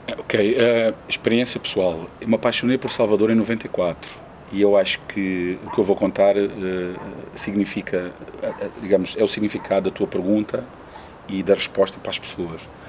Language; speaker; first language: Portuguese; native; Portuguese